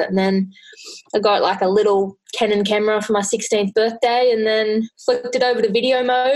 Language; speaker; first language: English; native; English